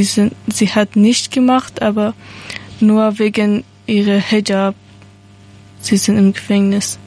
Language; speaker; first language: German; non-native, learner; Persian